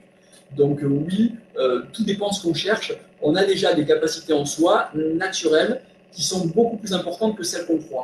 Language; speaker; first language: French; native; French